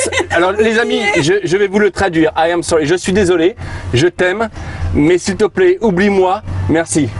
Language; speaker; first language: French; native; French